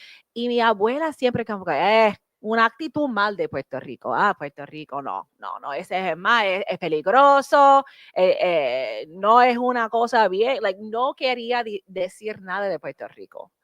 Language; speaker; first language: Spanish; non-native, learner; English